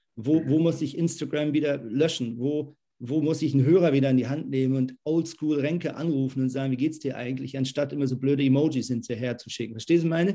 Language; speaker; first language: German; native; German